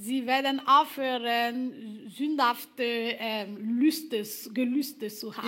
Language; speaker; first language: German; non-native, learner; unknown